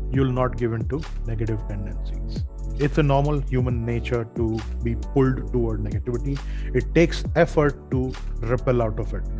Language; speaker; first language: English; non-native, local second language; Hindi